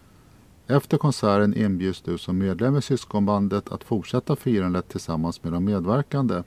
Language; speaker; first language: Swedish; native; Swedish